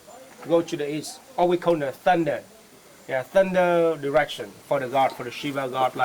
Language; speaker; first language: English; non-native, fluent; Vietnamese